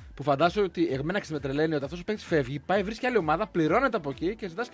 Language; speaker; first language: Greek; native; Greek